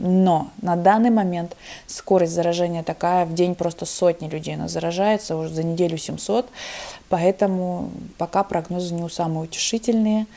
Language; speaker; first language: Russian; native; Russian